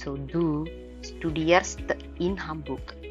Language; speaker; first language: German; non-native, fluent; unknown